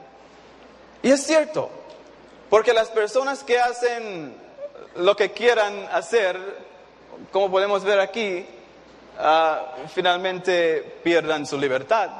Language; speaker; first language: Spanish; non-native, fluent; English